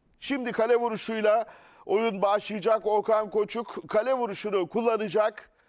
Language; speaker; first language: Turkish; native; Turkish